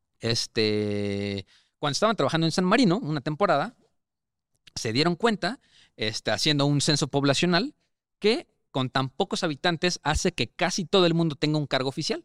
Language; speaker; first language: Spanish; native; Spanish